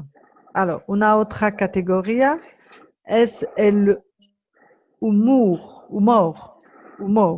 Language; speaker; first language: Spanish; non-native, fluent; French